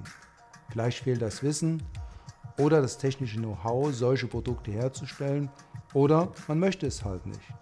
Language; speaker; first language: German; native; German